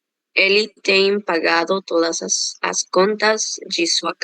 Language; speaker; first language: Portuguese; non-native, learner; Spanish